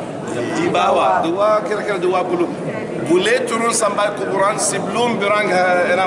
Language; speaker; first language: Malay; non-native, learner; Arabic